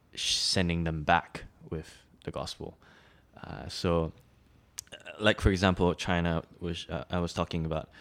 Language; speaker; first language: English; non-native, local second language; Chinese